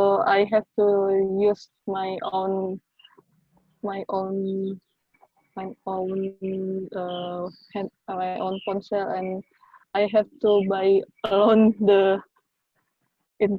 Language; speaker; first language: English; non-native, learner; Indonesian